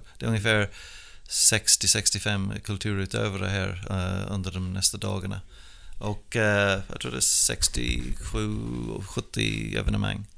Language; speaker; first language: Swedish; non-native, fluent; English